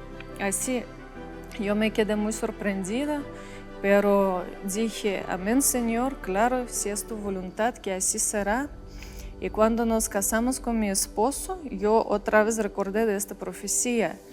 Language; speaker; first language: Spanish; non-native, fluent; Russian